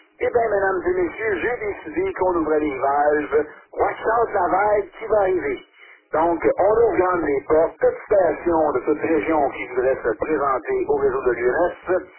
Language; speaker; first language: French; native; French